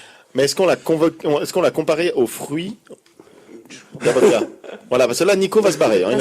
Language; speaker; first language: French; native; French